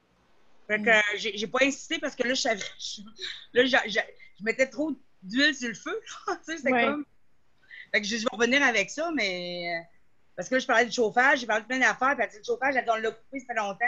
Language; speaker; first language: French; native; French